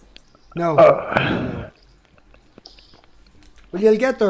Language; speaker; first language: English; native; English